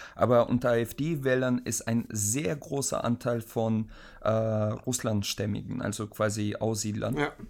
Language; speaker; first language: German; native; German